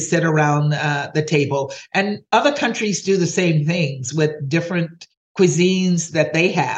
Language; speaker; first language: English; native; English